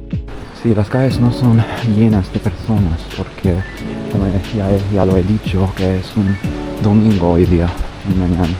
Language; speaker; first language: Spanish; non-native, learner; English